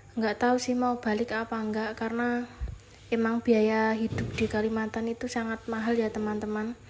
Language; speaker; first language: Indonesian; non-native, local second language; Javanese